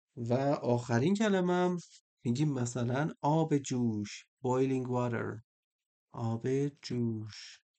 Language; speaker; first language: Persian; native; Persian